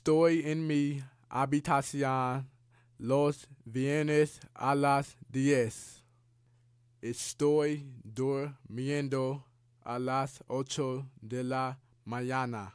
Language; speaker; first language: Spanish; non-native, learner; English